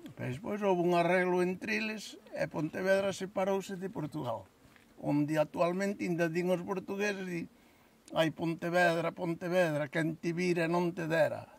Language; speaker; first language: Galician; native; Galician